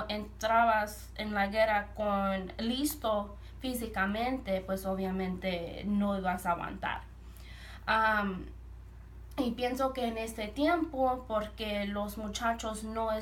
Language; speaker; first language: Spanish; early bilingual, heritage; Spanish